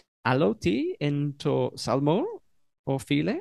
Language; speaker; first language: Greek; non-native, learner; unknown